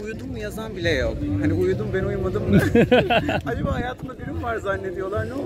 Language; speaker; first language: Turkish; native; Turkish